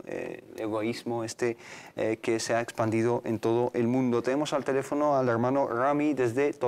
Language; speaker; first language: Spanish; native; Spanish